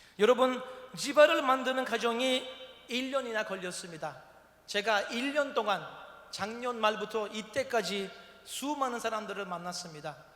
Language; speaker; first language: Korean; non-native, fluent; Turkish